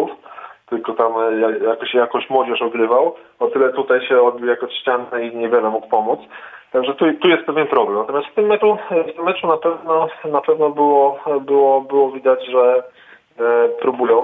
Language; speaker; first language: Polish; native; Polish